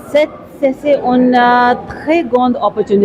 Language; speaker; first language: French; non-native, fluent; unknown